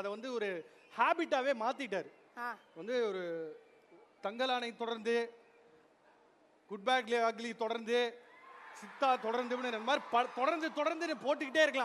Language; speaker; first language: Tamil; native; Tamil